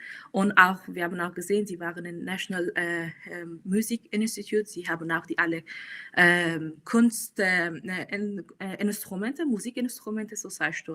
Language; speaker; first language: German; non-native, fluent; Persian